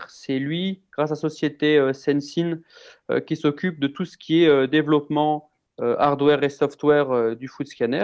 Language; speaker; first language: French; native; French